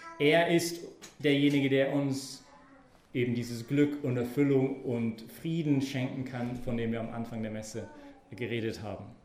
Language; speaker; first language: German; non-native, fluent; English